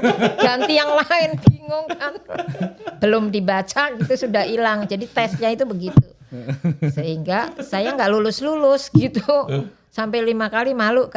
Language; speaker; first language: Indonesian; native; Indonesian